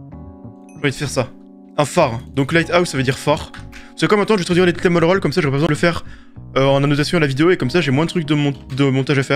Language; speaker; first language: French; native; French